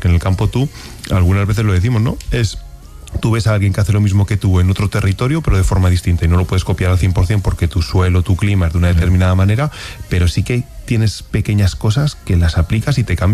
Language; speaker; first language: Spanish; native; Spanish